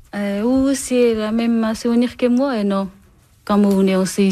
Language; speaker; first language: French; non-native, learner; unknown